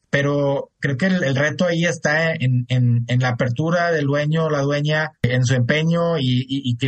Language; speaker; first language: Spanish; non-native, fluent; German